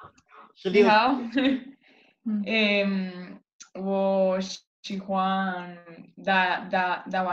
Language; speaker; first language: Chinese; non-native, learner; Spanish